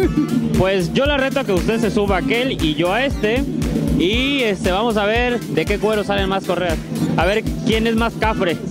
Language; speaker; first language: Spanish; native; Spanish